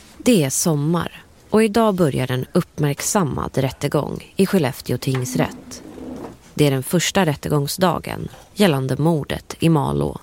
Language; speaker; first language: Swedish; native; Swedish